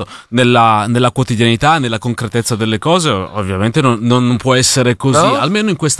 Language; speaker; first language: Italian; native; Italian